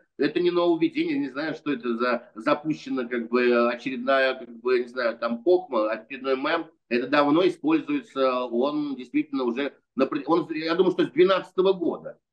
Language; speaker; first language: Russian; native; Russian